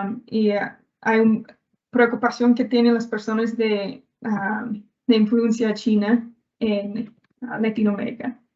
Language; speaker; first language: Spanish; non-native, learner; English